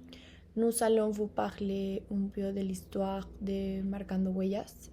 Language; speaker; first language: French; non-native, learner; Spanish